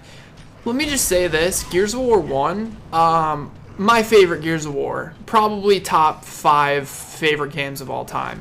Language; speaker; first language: English; native; English